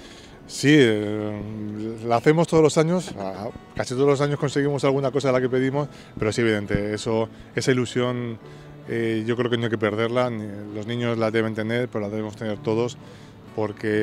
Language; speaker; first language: Spanish; native; Spanish